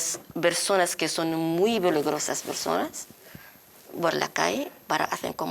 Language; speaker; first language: Spanish; non-native, learner; Arabic